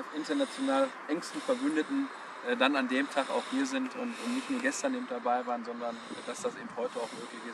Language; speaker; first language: German; native; German